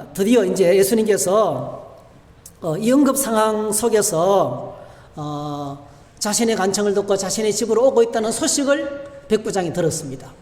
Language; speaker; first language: Korean; native; Korean